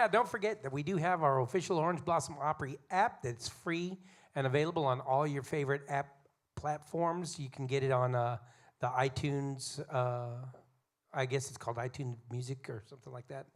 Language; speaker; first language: English; native; English